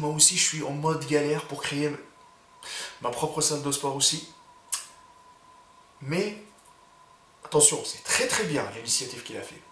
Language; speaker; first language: French; native; French